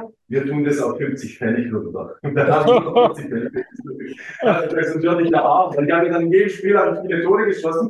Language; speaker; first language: German; early bilingual, other home language; Croatian